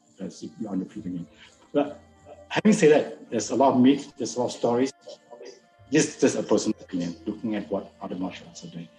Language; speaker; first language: English; non-native, local second language; Min Nan Chinese